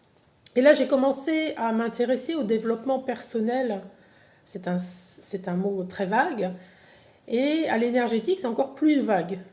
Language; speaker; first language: French; native; French